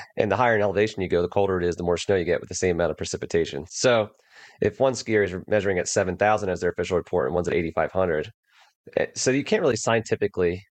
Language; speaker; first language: English; native; English